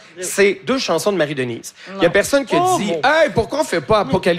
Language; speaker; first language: French; native; French